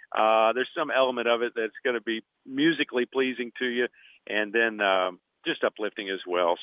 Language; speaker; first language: English; native; English